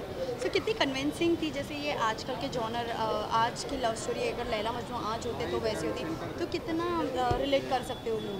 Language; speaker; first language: Hindi; native; Hindi